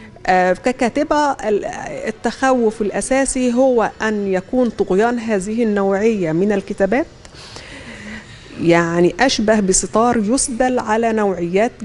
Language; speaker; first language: Arabic; native; Arabic